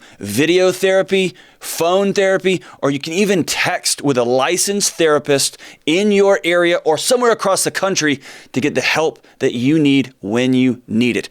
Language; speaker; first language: English; native; English